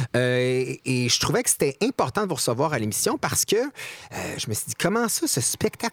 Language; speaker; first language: French; native; French